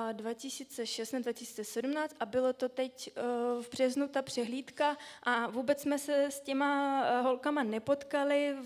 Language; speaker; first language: Czech; non-native, fluent; Russian